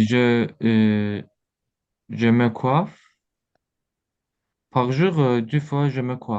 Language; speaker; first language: French; non-native, learner; Azerbaijani